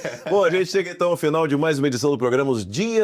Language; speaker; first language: Portuguese; native; Portuguese